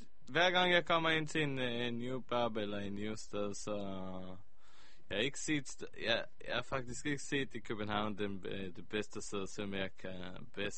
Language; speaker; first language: Danish; early bilingual, heritage; Hebrew